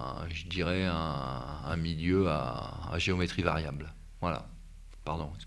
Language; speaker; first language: French; native; French